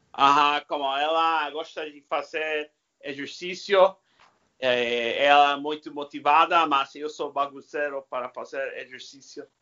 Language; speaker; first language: Portuguese; non-native, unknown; English